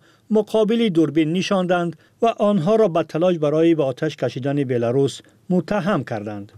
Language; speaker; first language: Persian; native; Persian